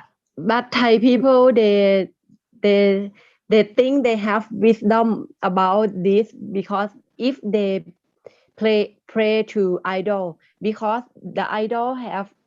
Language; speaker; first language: English; non-native, learner; Thai